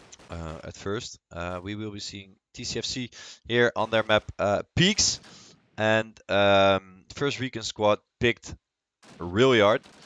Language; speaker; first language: English; non-native, fluent; Dutch